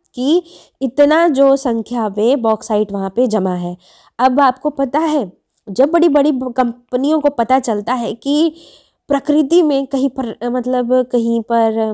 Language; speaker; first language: Hindi; native; Hindi